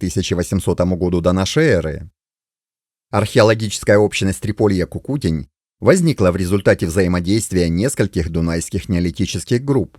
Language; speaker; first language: Russian; native; Russian